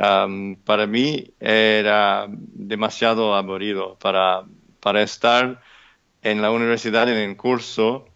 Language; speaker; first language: Spanish; non-native, fluent; English